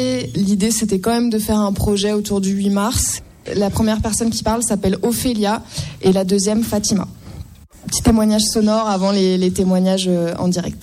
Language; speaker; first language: French; native; French